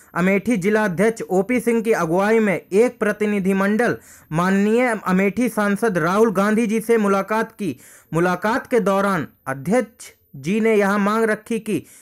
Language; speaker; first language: Hindi; native; Hindi